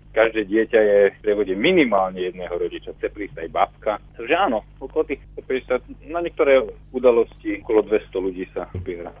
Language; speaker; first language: Slovak; native; Slovak